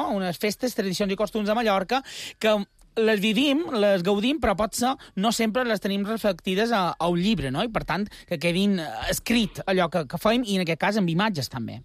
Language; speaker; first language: Catalan; native; Catalan